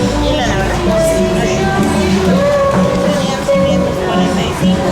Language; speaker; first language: Spanish; native; Spanish